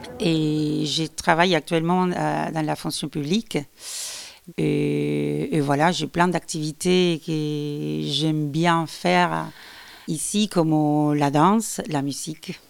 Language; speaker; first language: French; non-native, fluent; Spanish